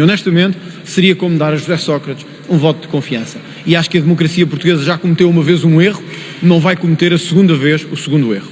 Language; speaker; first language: Portuguese; native; Portuguese